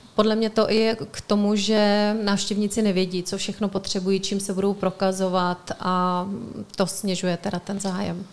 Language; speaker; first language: Czech; native; Czech